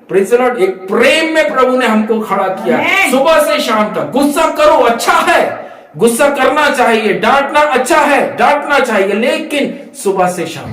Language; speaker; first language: Hindi; native; Hindi